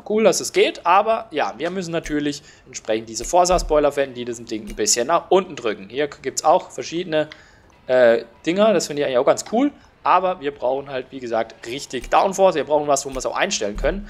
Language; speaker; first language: German; native; German